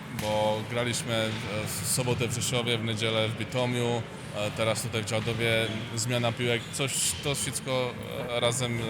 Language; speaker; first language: Polish; non-native, learner; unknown